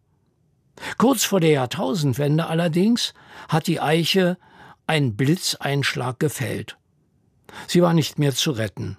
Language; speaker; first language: German; native; German